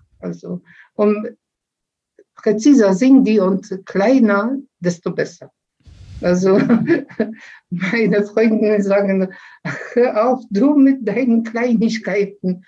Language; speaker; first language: German; non-native, fluent; Polish